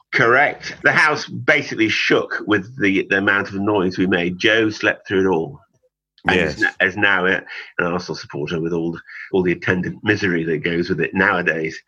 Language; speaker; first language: English; native; English